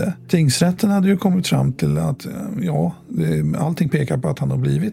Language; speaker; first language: Swedish; native; Swedish